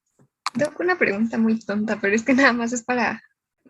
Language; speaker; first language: Spanish; native; Spanish